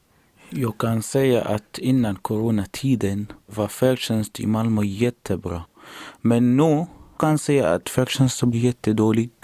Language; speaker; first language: Swedish; non-native, learner; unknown